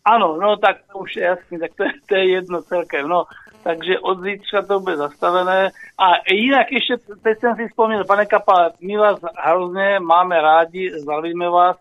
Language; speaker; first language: Czech; native; Czech